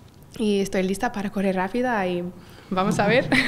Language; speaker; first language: Spanish; non-native, learner; English